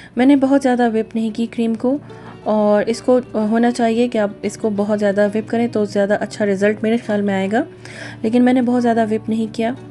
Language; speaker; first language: Urdu; native; Urdu